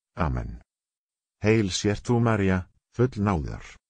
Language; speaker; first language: Icelandic; non-native, learner; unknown